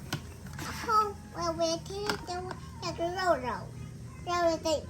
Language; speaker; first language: Chinese; early bilingual, heritage; Chinese